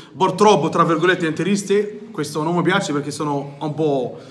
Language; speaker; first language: Italian; non-native, learner; Arabic